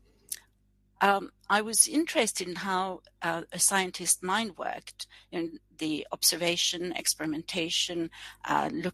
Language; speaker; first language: English; non-native, fluent; Swedish